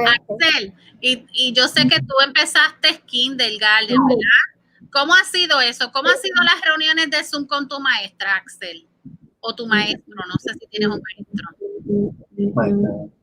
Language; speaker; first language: Spanish; early bilingual, heritage; Spanish